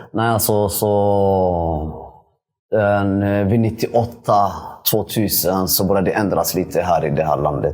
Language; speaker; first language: Swedish; early bilingual, other home language; Somali